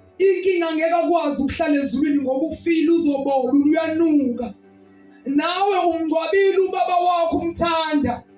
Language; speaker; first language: Zulu; native; Zulu